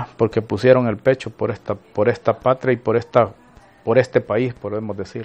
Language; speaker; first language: Spanish; native; Spanish